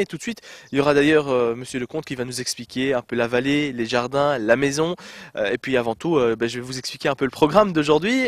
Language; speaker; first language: French; native; French